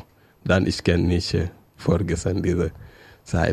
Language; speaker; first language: German; non-native, learner; French